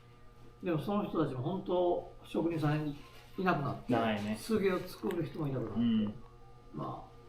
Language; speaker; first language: Japanese; native; Japanese